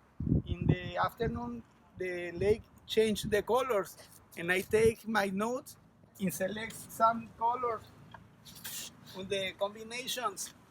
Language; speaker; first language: English; non-native, learner; Spanish